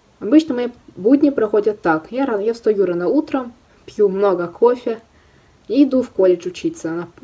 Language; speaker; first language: Russian; early bilingual, heritage; Russian